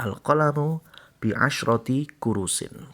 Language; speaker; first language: Arabic; non-native, fluent; Indonesian